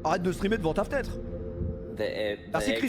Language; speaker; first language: French; native; French